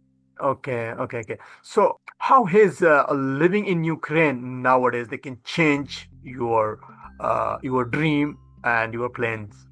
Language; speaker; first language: English; non-native, fluent; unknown